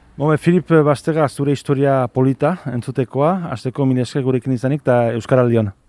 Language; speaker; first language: Basque; native; Basque